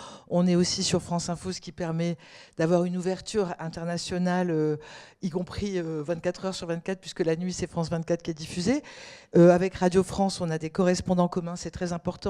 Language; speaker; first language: French; native; French